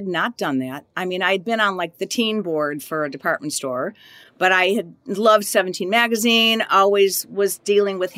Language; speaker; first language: English; native; English